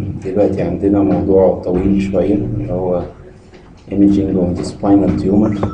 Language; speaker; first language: Arabic; native; Arabic